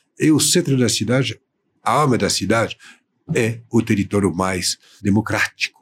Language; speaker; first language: Portuguese; non-native, fluent; French